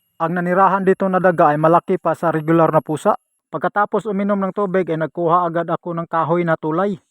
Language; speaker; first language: Filipino; non-native, local second language; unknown